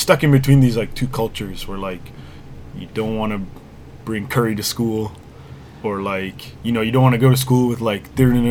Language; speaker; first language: English; native; English